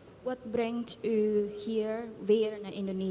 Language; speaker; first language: Dutch; non-native, learner; Indonesian